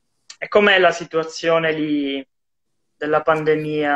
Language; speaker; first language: Italian; native; Italian